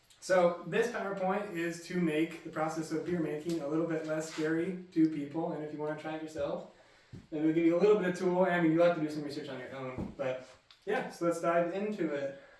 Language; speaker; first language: English; native; English